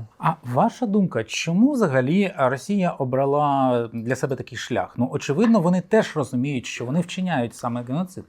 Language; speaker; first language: Ukrainian; native; Ukrainian